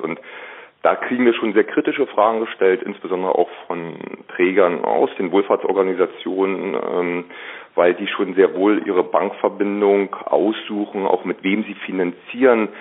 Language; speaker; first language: German; native; German